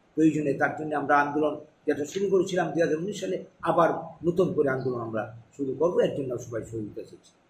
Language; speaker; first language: Bangla; native; Bangla